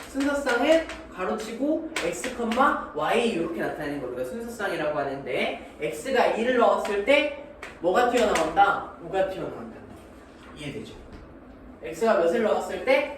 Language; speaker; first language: Korean; native; Korean